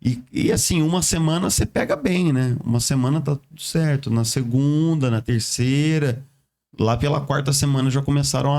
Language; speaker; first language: Portuguese; native; Portuguese